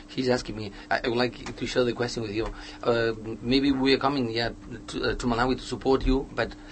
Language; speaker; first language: English; non-native, learner; Catalan